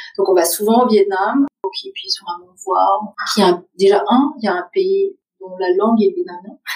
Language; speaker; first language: French; early bilingual, other home language; Vietnamese